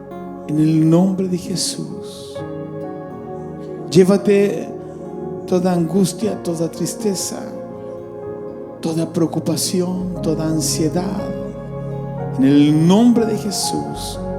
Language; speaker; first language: Spanish; native; Spanish